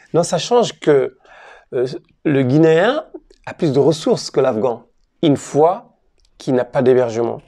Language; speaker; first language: French; native; French